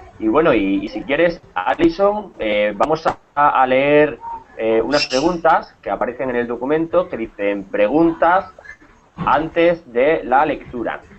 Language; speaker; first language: Spanish; native; Spanish